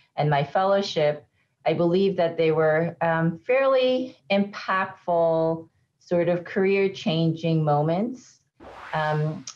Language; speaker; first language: English; native; English